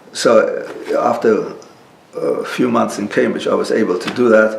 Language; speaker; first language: English; non-native, local second language; German